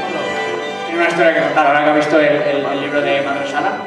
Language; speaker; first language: Spanish; native; Spanish